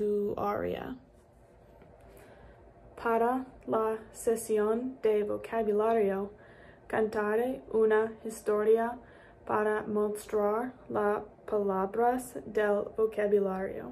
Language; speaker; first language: Spanish; non-native, learner; English